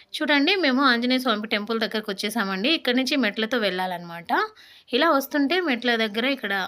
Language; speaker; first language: Telugu; non-native, local second language; Lambadi